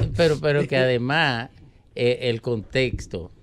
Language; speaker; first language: Spanish; native; Spanish